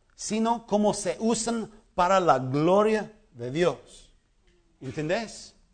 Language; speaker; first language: Spanish; non-native, fluent; English